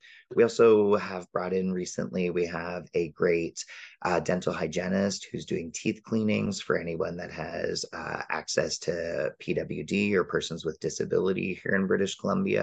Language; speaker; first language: English; native; English